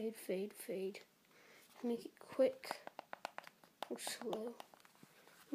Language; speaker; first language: English; native; English